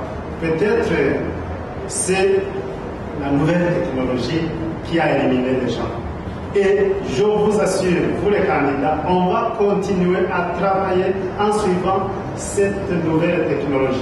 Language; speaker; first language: French; non-native, local second language; Rundi